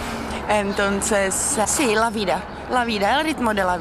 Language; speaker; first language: Spanish; non-native, learner; Czech